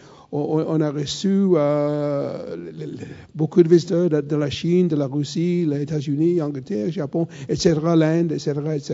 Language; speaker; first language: French; non-native, fluent; English